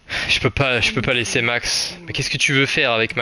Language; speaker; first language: French; native; French